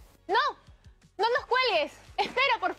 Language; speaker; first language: Spanish; native; Spanish